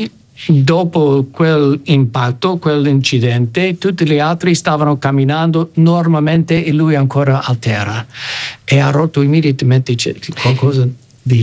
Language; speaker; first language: Italian; non-native, fluent; English